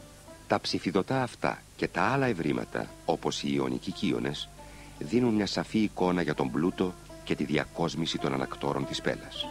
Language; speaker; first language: Greek; native; Greek